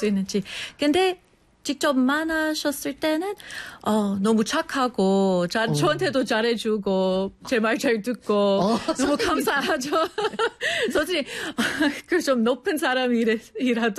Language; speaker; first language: Korean; non-native, fluent; English